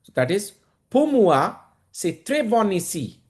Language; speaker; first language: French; non-native, fluent; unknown